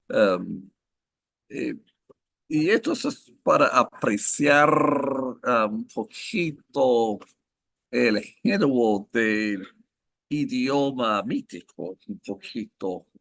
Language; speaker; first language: Spanish; non-native, fluent; English